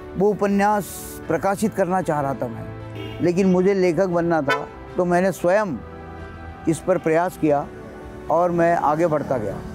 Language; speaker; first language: Hindi; non-native, local second language; Marathi